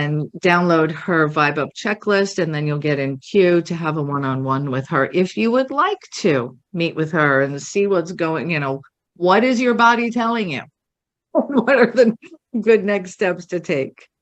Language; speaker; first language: English; native; English